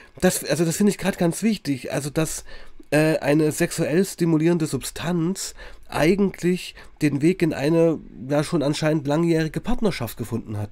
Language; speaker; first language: German; native; German